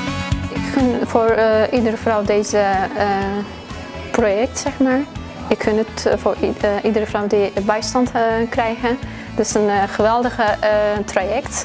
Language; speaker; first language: Dutch; non-native, fluent; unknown